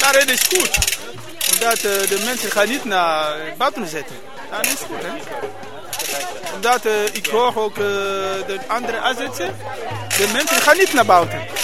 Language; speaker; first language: Dutch; non-native, learner; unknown